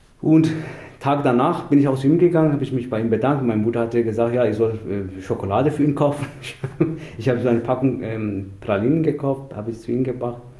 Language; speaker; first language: German; non-native, fluent; Persian